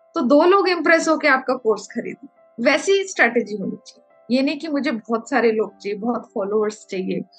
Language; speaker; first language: Hindi; non-native, local second language; Malayalam